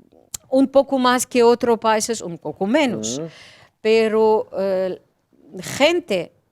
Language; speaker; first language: Spanish; non-native, learner; Ukrainian